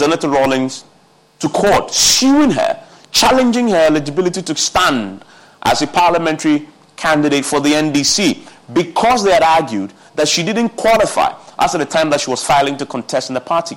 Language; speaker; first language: English; non-native, local second language; Akan